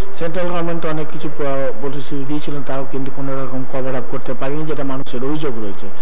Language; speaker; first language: Bangla; native; Bangla